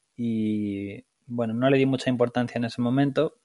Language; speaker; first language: Spanish; native; Spanish